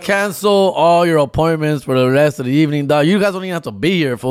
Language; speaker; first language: English; early bilingual, other home language; Spanish